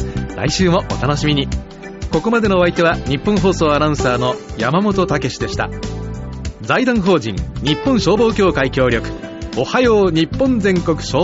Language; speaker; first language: Japanese; native; Japanese